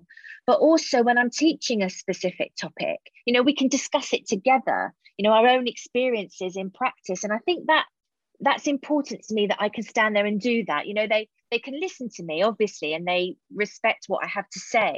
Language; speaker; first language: English; native; English